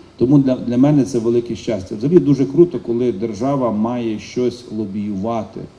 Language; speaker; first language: Ukrainian; native; Ukrainian